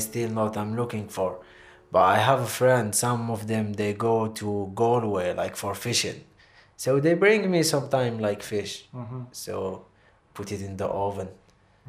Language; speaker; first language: English; non-native, learner; Arabic